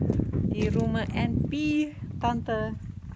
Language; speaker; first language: Indonesian; non-native, learner; English